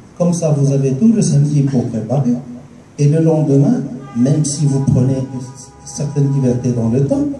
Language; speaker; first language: French; non-native, local second language; Arabic